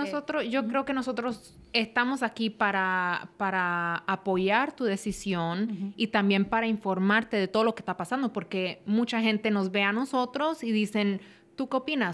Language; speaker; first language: Spanish; early bilingual, heritage; Spanish